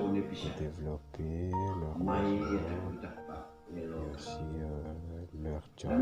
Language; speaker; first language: French; non-native, fluent; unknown